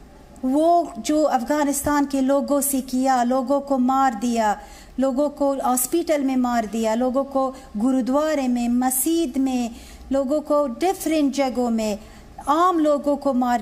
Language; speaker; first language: Hindi; non-native, learner; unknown